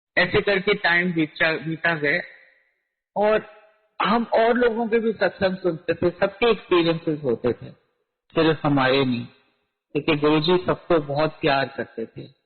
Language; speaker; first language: Hindi; native; Hindi